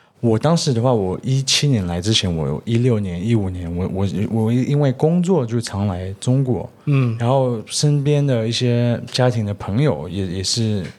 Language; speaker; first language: Chinese; early bilingual, heritage; Chinese